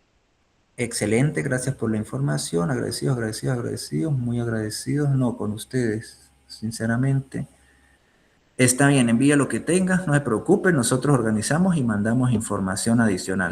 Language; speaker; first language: Spanish; native; Spanish